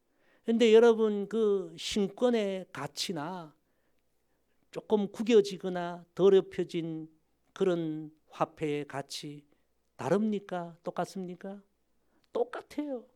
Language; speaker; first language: Korean; native; Korean